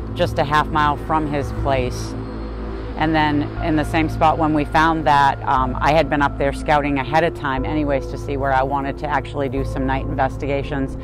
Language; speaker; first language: English; native; English